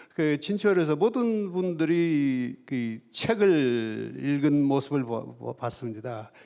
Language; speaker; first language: Korean; non-native, fluent; Russian